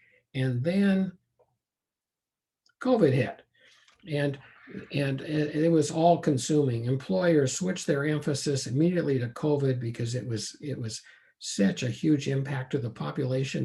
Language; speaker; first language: English; native; English